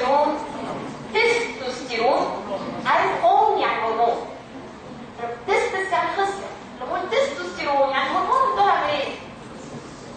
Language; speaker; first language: Arabic; native; Arabic